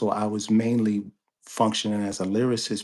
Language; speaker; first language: English; native; English